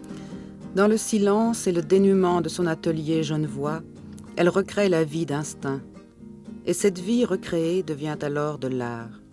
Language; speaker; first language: French; native; French